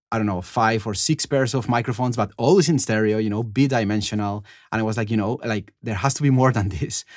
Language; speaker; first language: English; non-native, fluent; Spanish